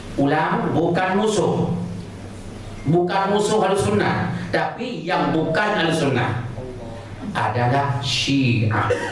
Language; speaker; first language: Indonesian; non-native, local second language; Achinese